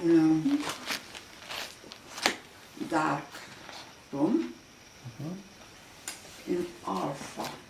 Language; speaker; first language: English; non-native, learner; Hungarian